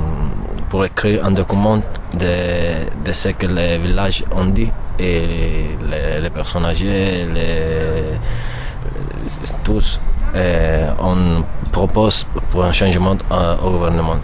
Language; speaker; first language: French; non-native, learner; Italian